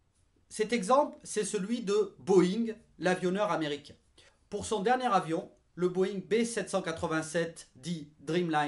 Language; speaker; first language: French; native; French